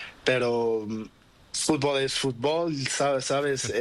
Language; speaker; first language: Spanish; non-native, learner; Portuguese